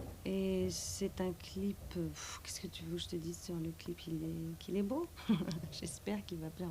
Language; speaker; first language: French; native; French